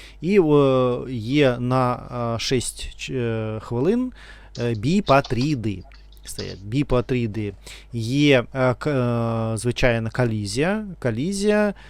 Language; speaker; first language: Ukrainian; non-native, learner; Russian